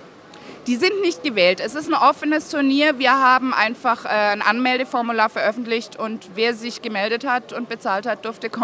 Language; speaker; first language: German; native; German